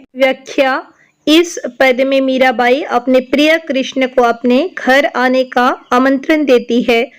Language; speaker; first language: Hindi; non-native, local second language; Assamese